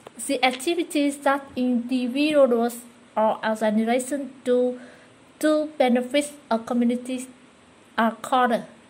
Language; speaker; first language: English; non-native, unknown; Vietnamese